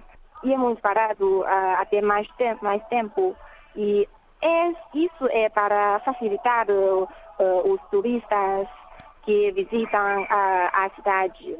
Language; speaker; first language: Portuguese; non-native, fluent; Chinese